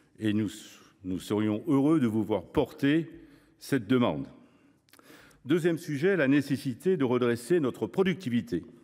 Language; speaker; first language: French; native; French